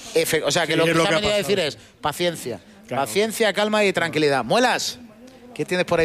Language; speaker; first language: Spanish; native; Spanish